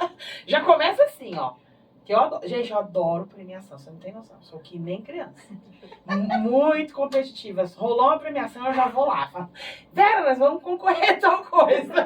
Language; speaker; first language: Portuguese; native; Portuguese